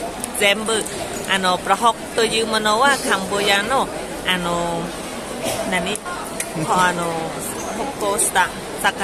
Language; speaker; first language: Japanese; non-native, local second language; Khmer